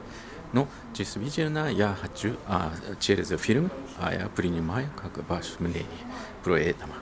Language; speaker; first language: Russian; non-native, learner; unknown